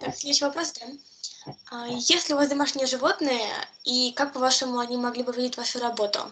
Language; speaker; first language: Russian; native; Russian